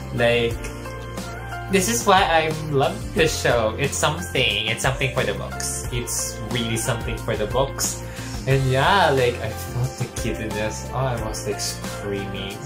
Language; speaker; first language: English; non-native, local second language; Filipino